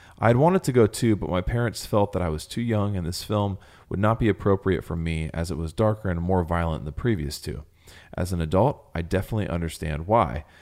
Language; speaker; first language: English; native; English